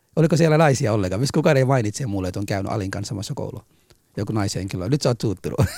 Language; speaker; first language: Finnish; early bilingual, other home language; Arabic